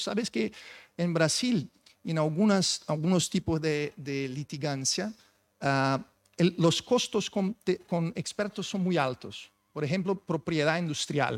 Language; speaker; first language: Spanish; non-native, fluent; Portuguese